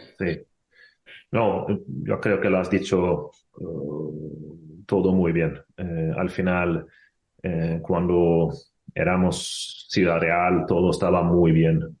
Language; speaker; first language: Spanish; non-native, fluent; Swedish